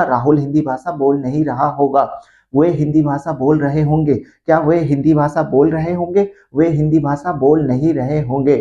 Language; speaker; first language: Hindi; non-native, local second language; Odia